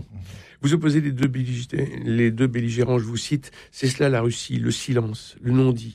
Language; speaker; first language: French; native; French